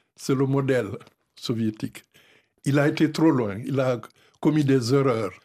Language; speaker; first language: French; non-native, local second language; Fula